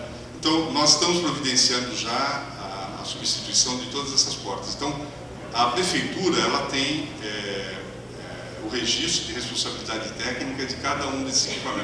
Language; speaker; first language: Portuguese; native; Portuguese